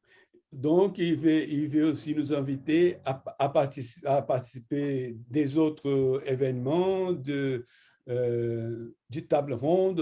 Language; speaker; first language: French; non-native, fluent; Portuguese